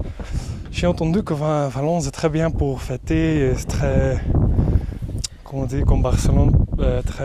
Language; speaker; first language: French; non-native, local second language; Dutch